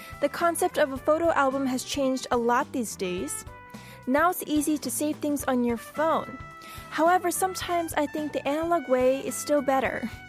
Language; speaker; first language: English; non-native, fluent; Korean